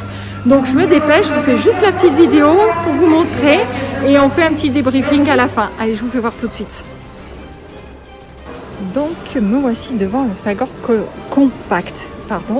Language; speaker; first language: French; native; French